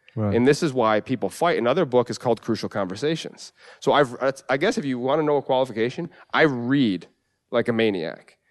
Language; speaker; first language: English; native; English